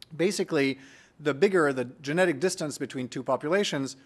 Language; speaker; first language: English; non-native, fluent; French